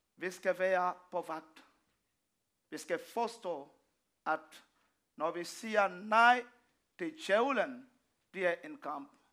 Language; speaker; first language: Danish; non-native, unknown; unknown